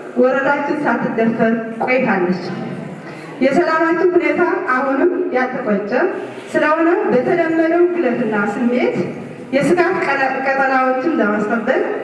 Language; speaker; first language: Amharic; non-native, local second language; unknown